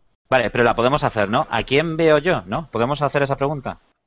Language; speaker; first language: Spanish; native; Spanish